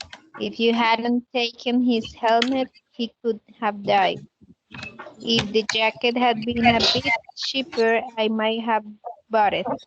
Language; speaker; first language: English; non-native, learner; Spanish